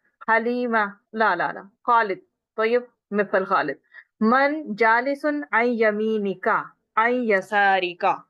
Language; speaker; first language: Arabic; non-native, fluent; Urdu